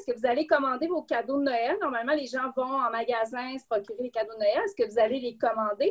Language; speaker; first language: French; native; French